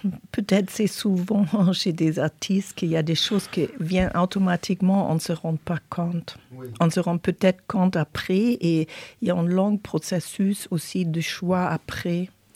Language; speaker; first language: French; non-native, fluent; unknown